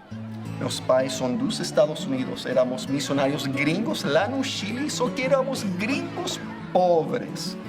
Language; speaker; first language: Portuguese; non-native, fluent; English